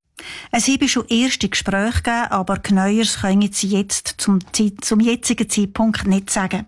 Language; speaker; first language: German; native; German